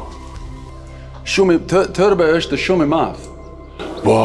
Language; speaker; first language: Albanian; non-native, learner; English